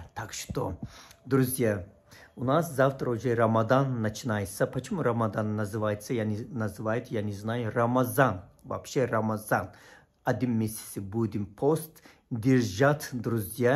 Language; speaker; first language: Russian; non-native, fluent; Turkish